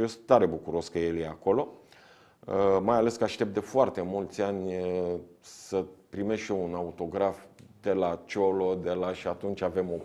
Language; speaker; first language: Romanian; native; Romanian